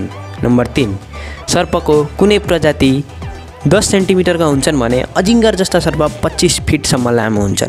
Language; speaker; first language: Nepali; native; Nepali